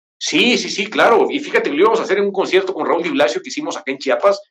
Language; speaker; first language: Spanish; native; Spanish